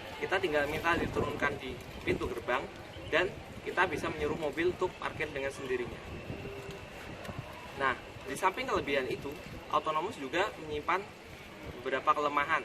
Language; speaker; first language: Indonesian; native; Indonesian